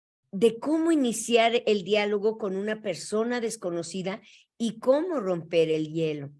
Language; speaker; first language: Spanish; native; Spanish